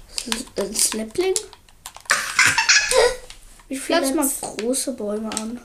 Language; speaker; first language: German; native; German